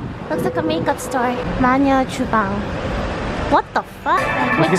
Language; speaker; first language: English; early bilingual, other home language; Korean